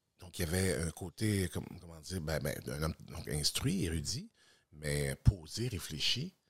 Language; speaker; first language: French; native; French